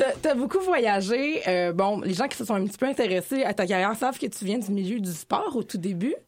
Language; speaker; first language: French; native; French